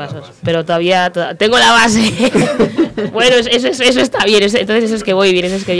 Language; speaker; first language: Spanish; native; Spanish